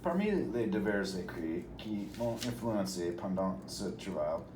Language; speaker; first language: French; non-native, learner; English